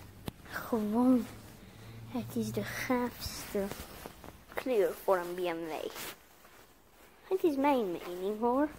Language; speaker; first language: Dutch; non-native, learner; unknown